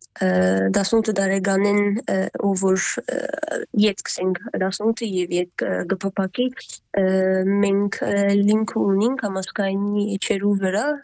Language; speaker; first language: Armenian; early bilingual, heritage; Armenian